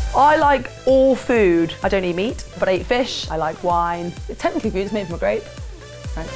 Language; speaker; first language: English; native; English